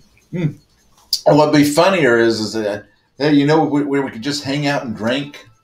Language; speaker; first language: English; native; English